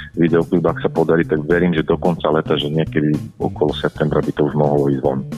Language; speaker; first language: Slovak; native; Slovak